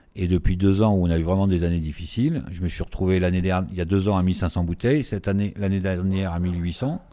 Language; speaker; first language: French; native; French